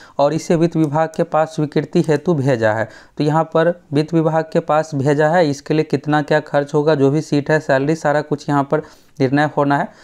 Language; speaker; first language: Hindi; native; Hindi